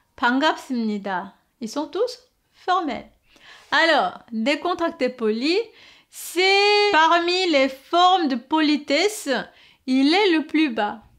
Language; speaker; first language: French; non-native, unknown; Korean